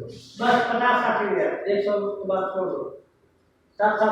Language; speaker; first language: Hindi; non-native, learner; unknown